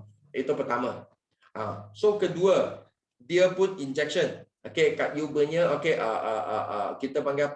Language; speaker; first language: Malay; non-native, local second language; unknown